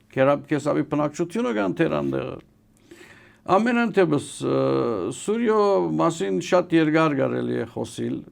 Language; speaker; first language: Armenian; early bilingual, heritage; Armenian